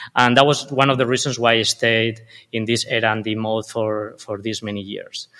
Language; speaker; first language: English; non-native, fluent; Spanish